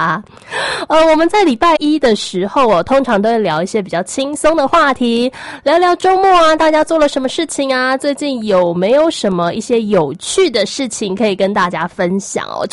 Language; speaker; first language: Chinese; native; Chinese